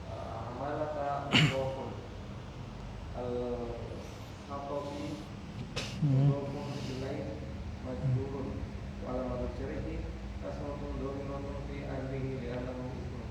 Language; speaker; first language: Arabic; non-native, learner; Indonesian